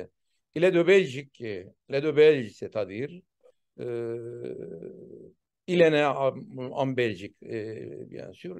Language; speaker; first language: French; non-native, fluent; Turkish